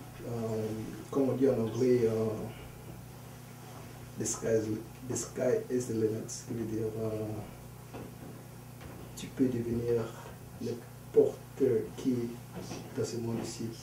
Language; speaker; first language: French; early bilingual, other home language; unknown